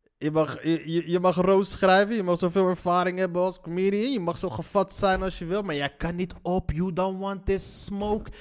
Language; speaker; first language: Dutch; early bilingual, other home language; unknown